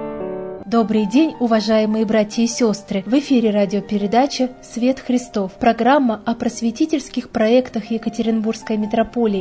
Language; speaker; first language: Russian; native; Russian